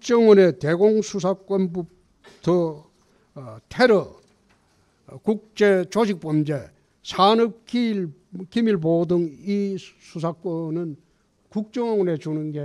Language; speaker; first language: Korean; native; Korean